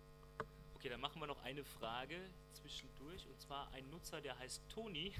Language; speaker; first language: German; native; German